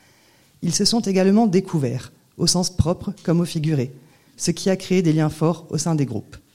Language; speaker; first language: French; native; French